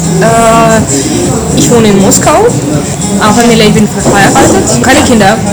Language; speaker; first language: German; non-native, learner; Russian